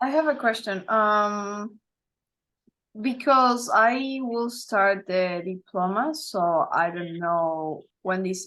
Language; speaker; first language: English; non-native, learner; Spanish